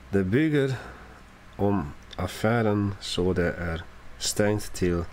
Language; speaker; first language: Swedish; non-native, learner; English